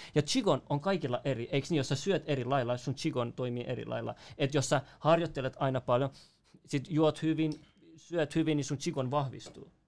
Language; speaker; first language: Finnish; native; Finnish